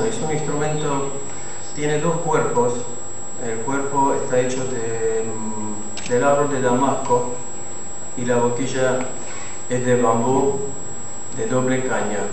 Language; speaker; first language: Spanish; non-native, fluent; Armenian